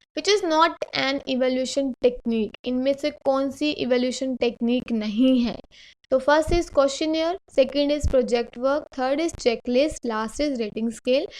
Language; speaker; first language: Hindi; native; Hindi